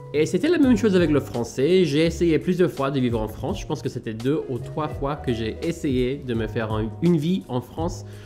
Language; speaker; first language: French; non-native, fluent; English